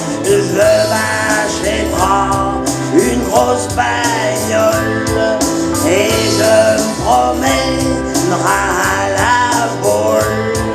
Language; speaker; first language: French; native; French